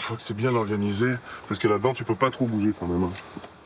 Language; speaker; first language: French; native; French